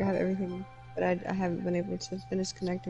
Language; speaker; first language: English; native; English